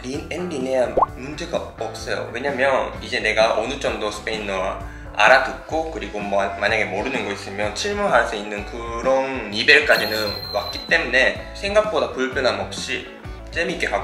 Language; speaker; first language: Korean; non-native, fluent; Japanese